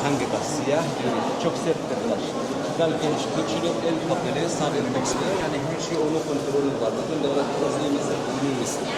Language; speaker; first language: Turkish; non-native, learner; Arabic